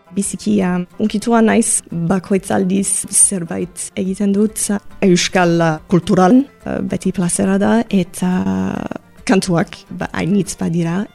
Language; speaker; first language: Basque; non-native, learner; English